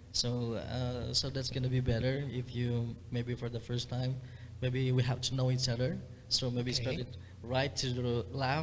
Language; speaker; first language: English; non-native, fluent; Indonesian